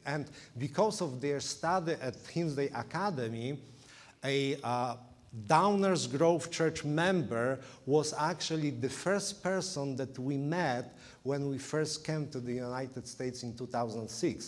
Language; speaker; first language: English; non-native, fluent; Polish